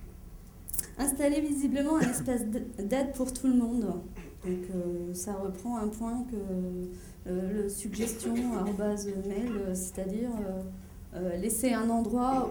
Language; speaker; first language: French; native; French